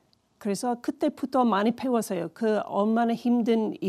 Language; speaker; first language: Korean; non-native, learner; English